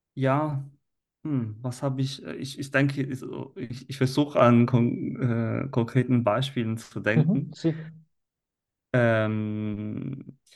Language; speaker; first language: German; non-native, fluent; Italian